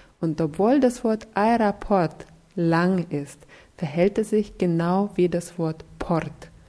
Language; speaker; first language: German; non-native, fluent; Russian